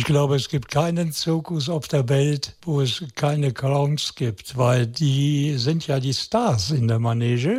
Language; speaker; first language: German; native; German